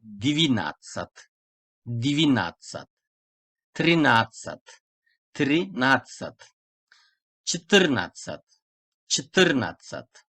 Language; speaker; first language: Russian; non-native, fluent; Turkish